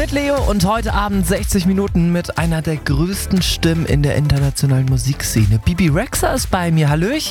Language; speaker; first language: German; native; German